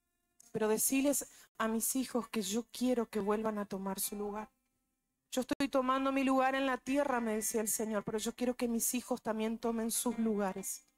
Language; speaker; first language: Spanish; native; Spanish